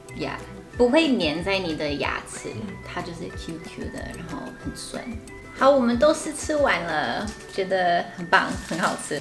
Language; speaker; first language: Chinese; non-native, fluent; English